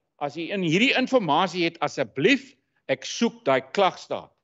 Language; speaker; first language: Afrikaans; non-native, local second language; English